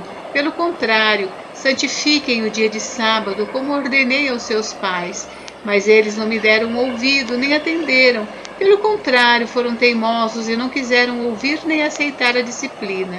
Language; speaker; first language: Portuguese; native; Portuguese